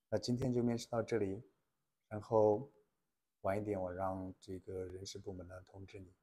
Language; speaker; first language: Chinese; native; Chinese